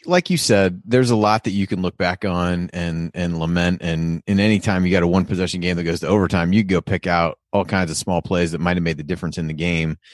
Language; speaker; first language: English; native; English